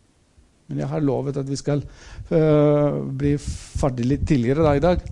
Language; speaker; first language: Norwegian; non-native, fluent; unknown